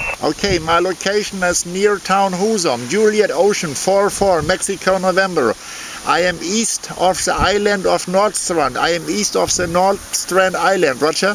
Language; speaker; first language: English; non-native, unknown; German